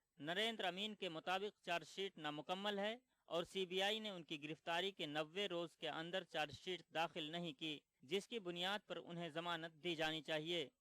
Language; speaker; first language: Urdu; native; Urdu